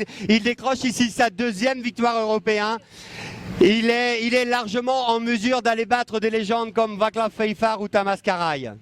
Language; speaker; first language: French; native; French